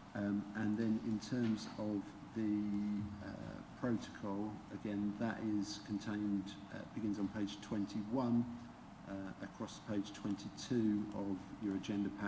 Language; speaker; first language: English; native; English